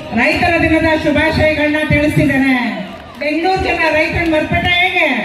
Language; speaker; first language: Kannada; native; Kannada